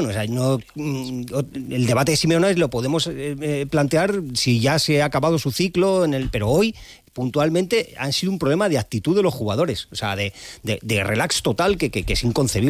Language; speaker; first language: Spanish; native; Spanish